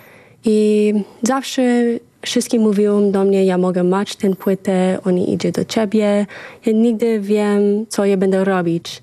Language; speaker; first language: Polish; early bilingual, heritage; English